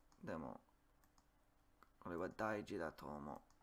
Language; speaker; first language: Japanese; non-native, learner; English